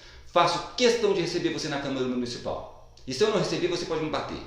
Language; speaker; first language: Portuguese; native; Portuguese